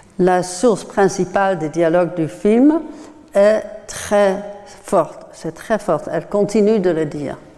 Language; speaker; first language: French; non-native, fluent; Dutch